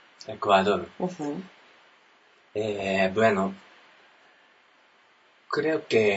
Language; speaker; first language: Spanish; non-native, learner; Japanese